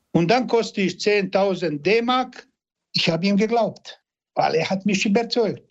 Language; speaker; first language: German; non-native, learner; Serbian